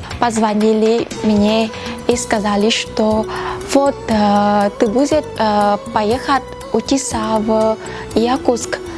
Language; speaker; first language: Russian; non-native, fluent; Vietnamese